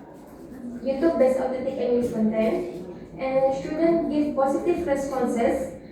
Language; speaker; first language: English; non-native, fluent; Indonesian